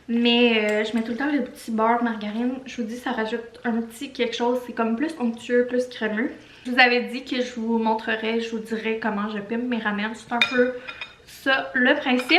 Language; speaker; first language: French; native; French